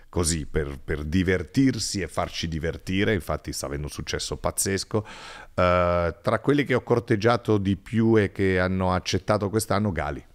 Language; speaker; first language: Italian; native; Italian